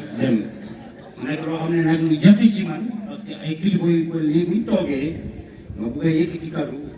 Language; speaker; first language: Wolof; non-native, local second language; Serer